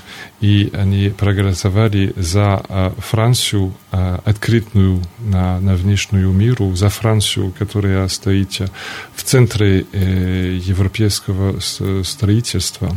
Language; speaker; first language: Russian; non-native, fluent; French